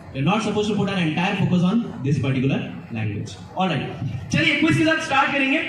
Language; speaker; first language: Hindi; native; Hindi